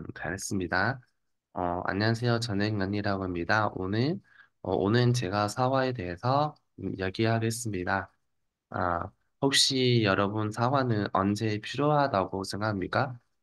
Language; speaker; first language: Korean; non-native, fluent; Vietnamese